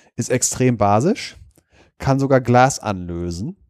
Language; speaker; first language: German; native; German